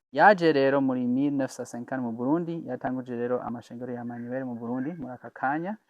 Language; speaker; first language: Rundi; non-native, fluent; English